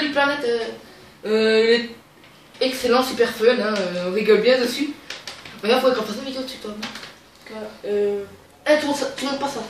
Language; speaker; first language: French; native; French